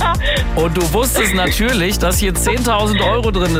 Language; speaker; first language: German; native; German